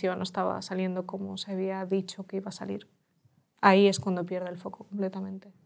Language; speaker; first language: Spanish; early bilingual, other home language; Russian